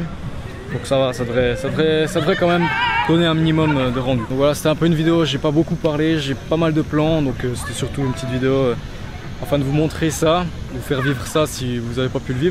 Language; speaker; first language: French; native; French